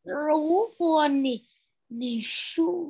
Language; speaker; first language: Chinese; non-native, learner; Vietnamese